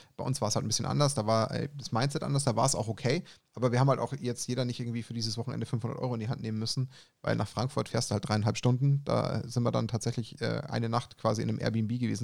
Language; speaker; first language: German; native; German